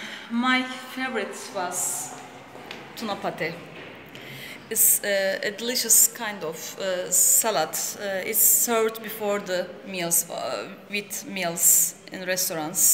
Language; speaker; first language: English; non-native, fluent; Turkish